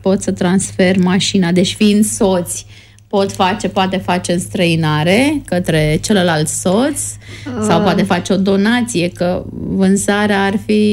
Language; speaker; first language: Romanian; native; Romanian